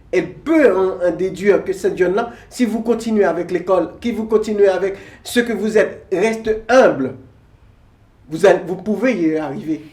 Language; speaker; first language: French; non-native, local second language; Haitian Creole